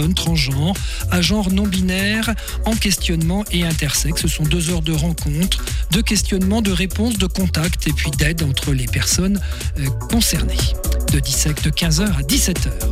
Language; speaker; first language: French; native; French